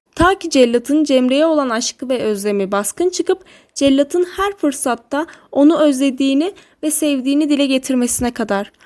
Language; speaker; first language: Turkish; native; Turkish